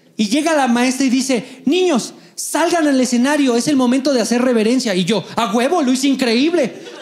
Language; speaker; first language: Spanish; native; Spanish